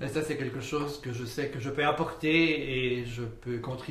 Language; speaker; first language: French; native; French